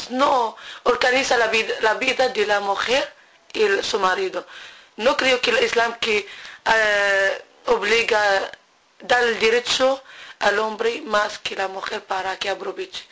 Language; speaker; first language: Spanish; non-native, learner; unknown